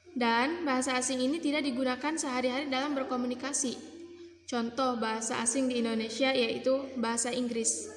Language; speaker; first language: Indonesian; non-native, local second language; Sundanese